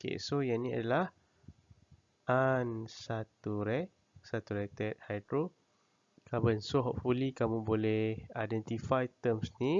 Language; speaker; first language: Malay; native; Malay